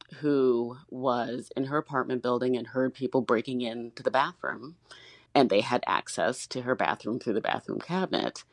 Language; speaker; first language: English; native; English